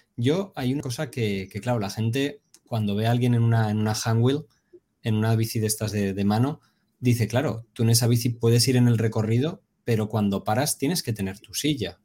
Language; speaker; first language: Spanish; native; Spanish